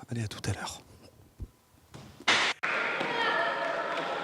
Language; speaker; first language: French; native; French